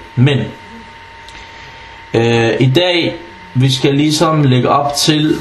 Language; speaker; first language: Danish; early bilingual, other home language; Arabic